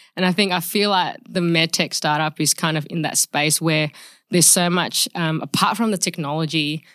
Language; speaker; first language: English; early bilingual, other home language; Indonesian